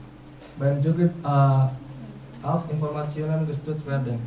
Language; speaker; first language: German; non-native, learner; Indonesian